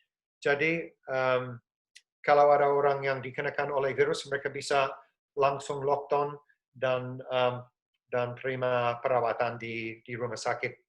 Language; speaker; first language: Indonesian; non-native, fluent; English